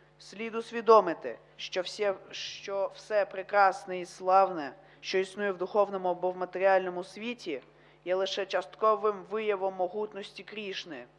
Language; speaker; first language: Ukrainian; non-native, local second language; Russian